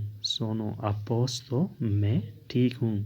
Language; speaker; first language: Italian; non-native, learner; Urdu